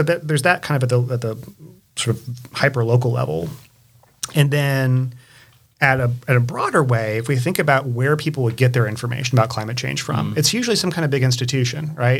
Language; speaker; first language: English; native; English